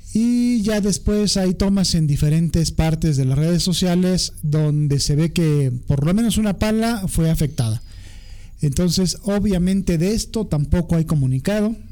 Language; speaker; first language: Spanish; native; Spanish